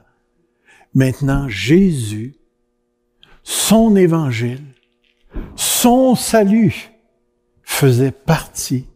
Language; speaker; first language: French; native; French